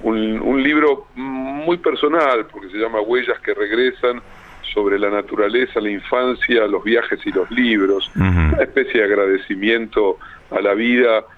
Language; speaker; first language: Spanish; native; Spanish